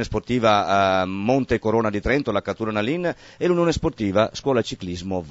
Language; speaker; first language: Italian; native; Italian